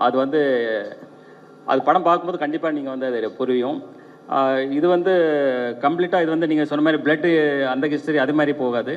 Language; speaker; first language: Tamil; native; Tamil